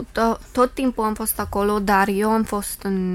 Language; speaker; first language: Romanian; early bilingual, heritage; Romanian